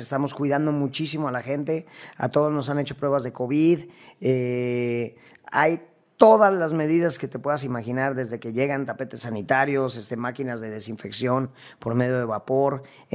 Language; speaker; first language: Spanish; native; Spanish